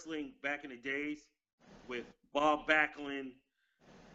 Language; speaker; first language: English; native; English